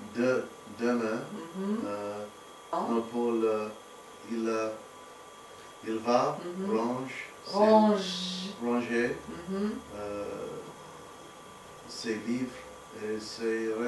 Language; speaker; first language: French; non-native, learner; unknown